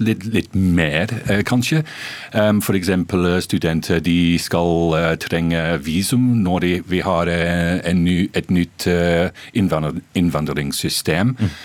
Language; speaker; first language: Norwegian; non-native, fluent; English